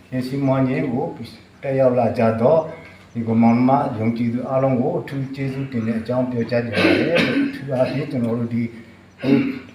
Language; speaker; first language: Burmese; non-native, local second language; Hakha Chin